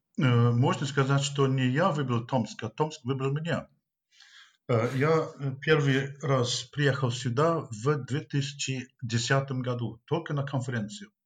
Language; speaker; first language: Russian; non-native, fluent; English